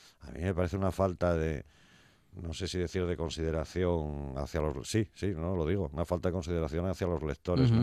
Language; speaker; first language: Spanish; native; Spanish